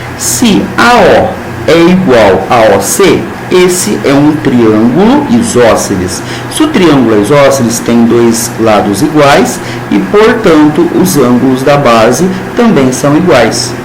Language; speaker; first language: Portuguese; native; Portuguese